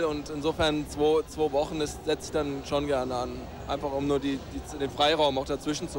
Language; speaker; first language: German; native; German